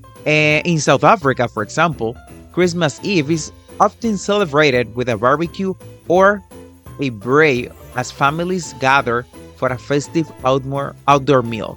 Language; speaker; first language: English; non-native, fluent; Spanish